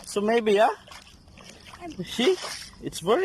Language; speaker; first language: English; non-native, local second language; Filipino